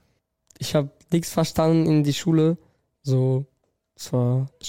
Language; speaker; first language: German; non-native, learner; Russian